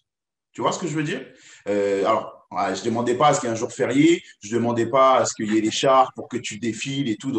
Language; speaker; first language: French; native; French